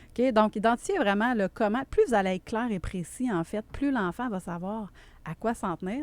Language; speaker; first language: French; native; French